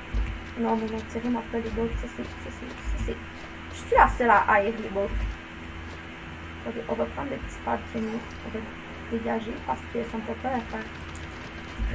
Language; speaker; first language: French; native; French